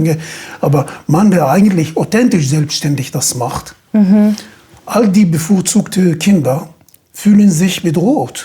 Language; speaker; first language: German; non-native, fluent; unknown